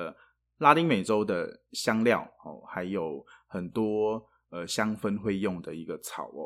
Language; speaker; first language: Chinese; native; Chinese